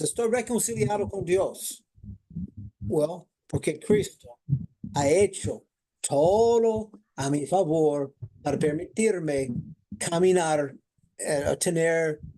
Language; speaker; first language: Spanish; non-native, fluent; English